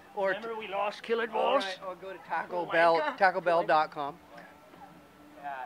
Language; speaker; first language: English; native; English